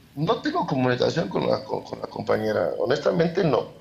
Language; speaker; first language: Spanish; native; Spanish